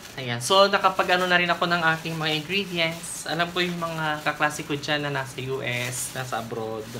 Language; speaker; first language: Filipino; non-native, local second language; Waray